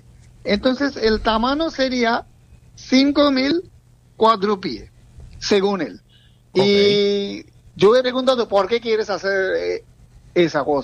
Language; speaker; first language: Spanish; non-native, learner; Bangla